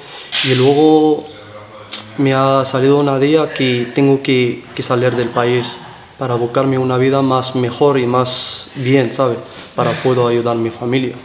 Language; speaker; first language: Spanish; non-native, learner; Arabic